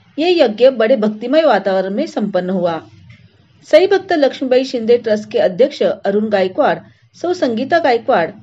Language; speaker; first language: Hindi; non-native, local second language; Marathi